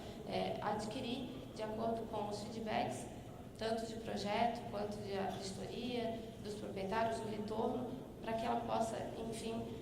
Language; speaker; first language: Portuguese; native; Portuguese